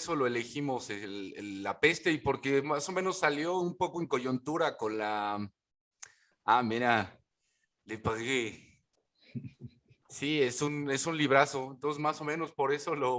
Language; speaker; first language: Spanish; native; Spanish